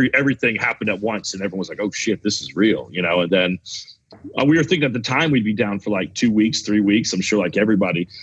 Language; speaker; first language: English; native; English